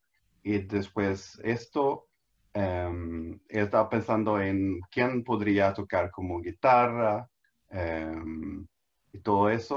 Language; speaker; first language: Spanish; non-native, fluent; Swedish